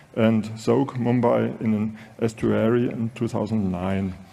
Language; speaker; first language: English; non-native, fluent; German